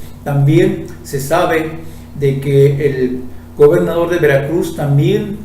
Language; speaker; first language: Spanish; native; Spanish